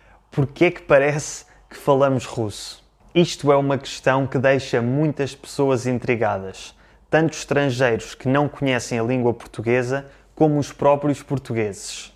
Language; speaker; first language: Portuguese; native; Portuguese